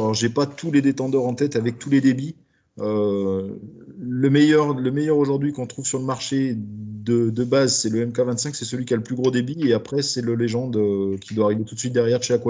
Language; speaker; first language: French; native; French